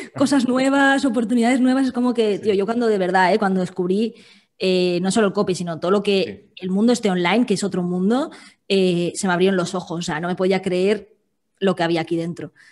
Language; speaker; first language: Spanish; native; Spanish